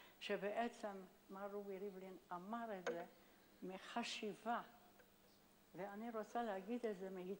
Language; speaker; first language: Hebrew; non-native, fluent; Hungarian